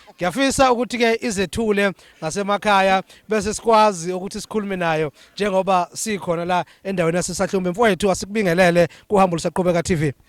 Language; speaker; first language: Zulu; native; Zulu